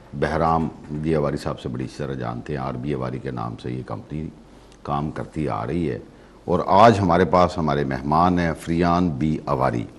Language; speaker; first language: Urdu; non-native, local second language; Punjabi